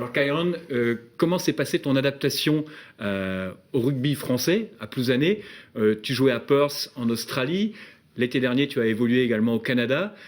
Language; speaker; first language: French; native; French